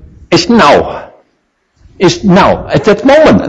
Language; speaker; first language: English; native; English